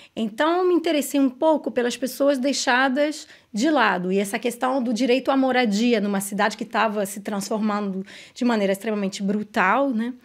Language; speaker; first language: Portuguese; non-native, fluent; English